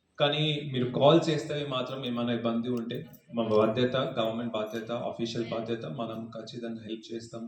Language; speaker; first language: Telugu; non-native, fluent; Hindi